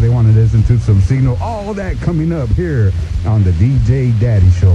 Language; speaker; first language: English; early bilingual, other home language; Spanish